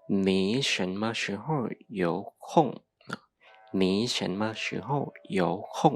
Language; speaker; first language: Chinese; non-native, fluent; Lao